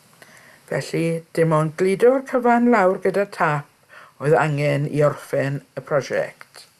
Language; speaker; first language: Welsh; native; Welsh